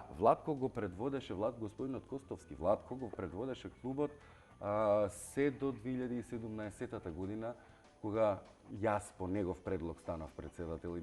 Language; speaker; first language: Macedonian; native; Macedonian